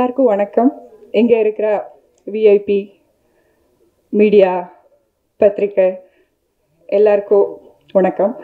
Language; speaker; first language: Tamil; native; Tamil